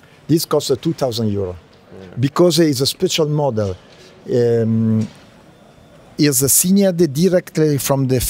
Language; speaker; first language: English; non-native, learner; Italian